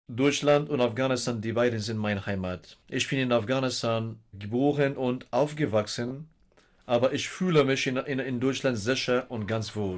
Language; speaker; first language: German; non-native, learner; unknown